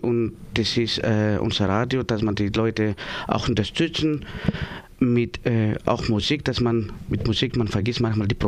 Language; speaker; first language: German; non-native, learner; Greek